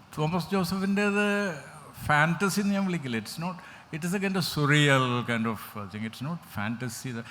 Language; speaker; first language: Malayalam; native; Malayalam